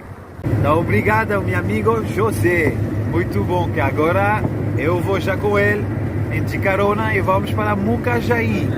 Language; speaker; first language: Portuguese; non-native, learner; French